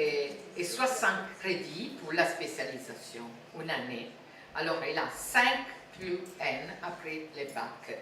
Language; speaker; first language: French; non-native, fluent; Italian